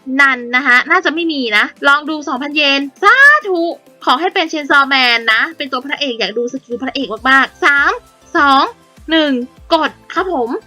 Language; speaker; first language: Thai; native; Thai